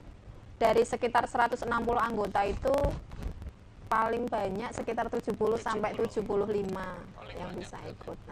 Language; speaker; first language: Indonesian; native; Indonesian